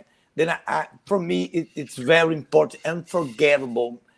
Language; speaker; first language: English; non-native, learner; Portuguese